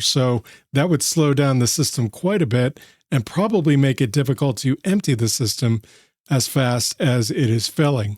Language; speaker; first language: English; native; English